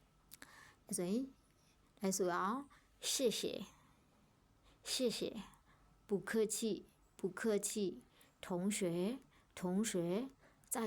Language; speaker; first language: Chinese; non-native, fluent; Burmese